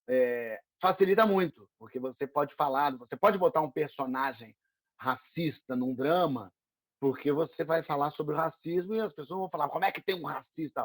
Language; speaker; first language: Portuguese; native; Portuguese